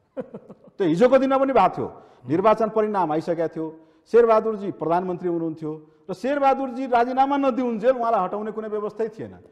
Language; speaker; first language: Nepali; non-native, local second language; Maithili